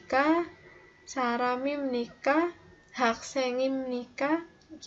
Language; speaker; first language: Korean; non-native, learner; Indonesian